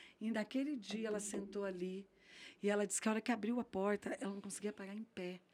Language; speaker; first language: Portuguese; native; Portuguese